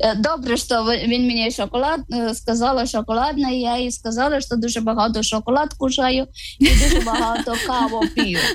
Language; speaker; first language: Ukrainian; non-native, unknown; Malayalam